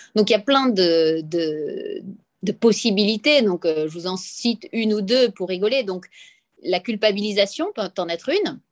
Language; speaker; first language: French; native; French